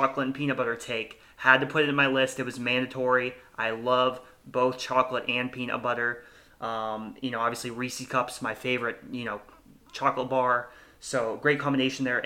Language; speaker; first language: English; native; English